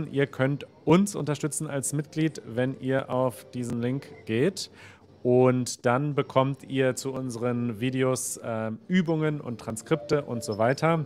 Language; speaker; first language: German; native; German